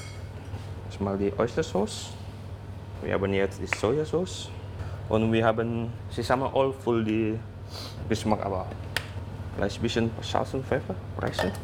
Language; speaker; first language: German; non-native, learner; Indonesian